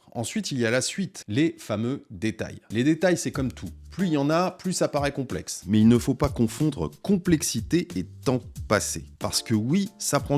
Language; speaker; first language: French; native; French